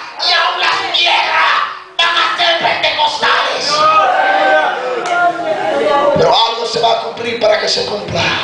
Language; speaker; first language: Spanish; native; Spanish